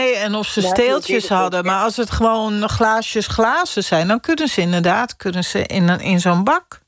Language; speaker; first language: Dutch; native; Dutch